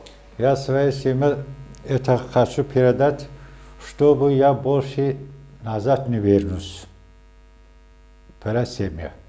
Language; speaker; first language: Russian; non-native, learner; Azerbaijani